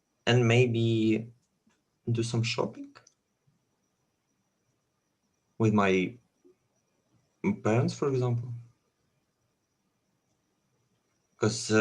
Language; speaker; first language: English; non-native, learner; Russian